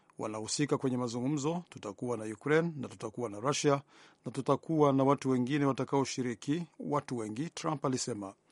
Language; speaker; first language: Swahili; non-native, local second language; Rundi